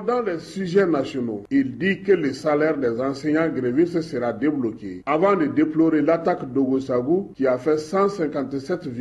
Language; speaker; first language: French; non-native, local second language; Bambara